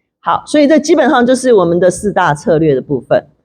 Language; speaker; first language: Chinese; native; Chinese